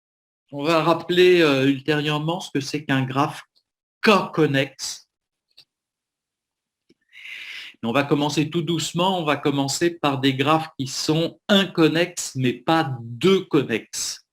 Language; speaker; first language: French; native; French